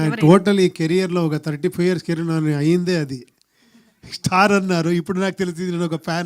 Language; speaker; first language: Telugu; non-native, fluent; Kannada